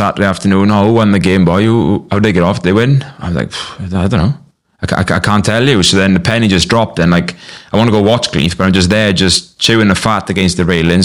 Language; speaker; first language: English; native; English